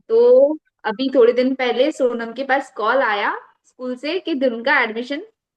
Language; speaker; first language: Hindi; native; Hindi